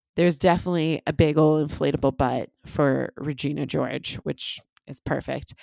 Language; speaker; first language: English; native; English